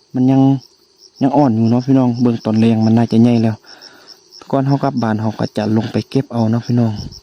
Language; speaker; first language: Lao; native; Lao